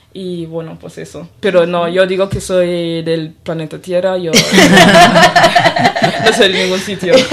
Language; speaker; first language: Spanish; early bilingual, other home language; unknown